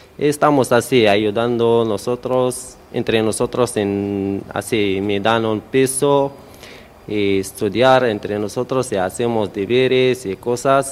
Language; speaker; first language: Spanish; non-native, learner; Arabic